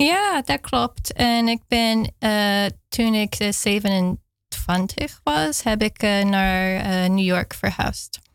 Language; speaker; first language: Dutch; non-native, fluent; English